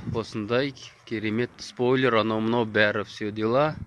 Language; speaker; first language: Russian; non-native, local second language; Kazakh